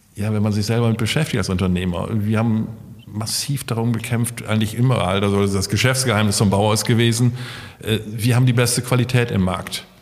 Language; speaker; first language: German; native; German